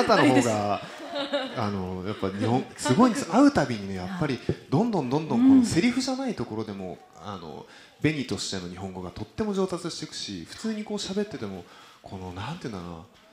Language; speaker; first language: Japanese; native; Japanese